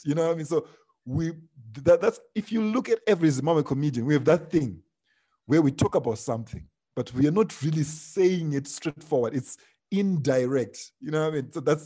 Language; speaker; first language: English; non-native, local second language; Shona